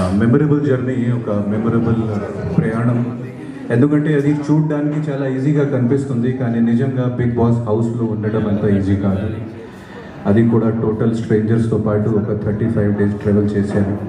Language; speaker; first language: Telugu; non-native, fluent; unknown